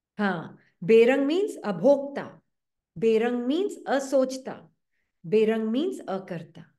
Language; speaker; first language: Hindi; native; Hindi